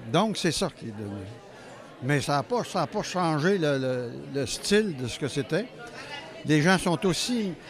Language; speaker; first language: French; native; French